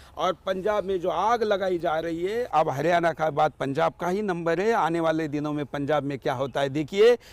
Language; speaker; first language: Hindi; non-native, local second language; Marathi